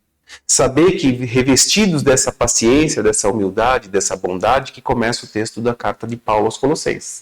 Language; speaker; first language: Portuguese; native; Portuguese